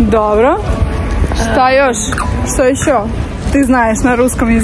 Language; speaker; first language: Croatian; non-native, learner; Russian